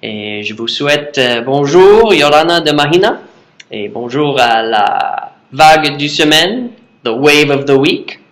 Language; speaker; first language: French; non-native, learner; English